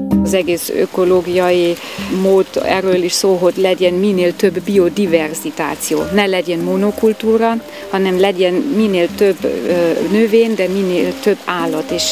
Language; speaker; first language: Hungarian; non-native, fluent; German